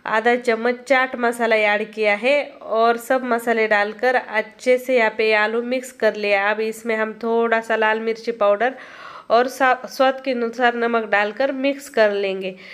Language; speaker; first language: Hindi; non-native, local second language; Marathi